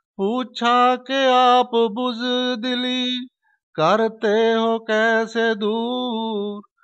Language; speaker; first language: Hindi; non-native, local second language; Punjabi